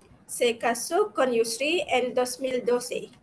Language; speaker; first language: Spanish; non-native, learner; Malay